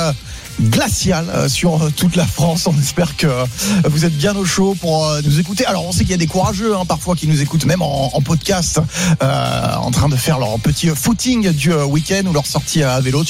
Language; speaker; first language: French; native; French